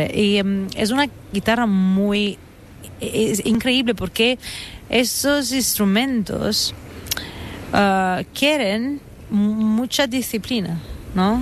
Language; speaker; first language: Spanish; non-native, fluent; Italian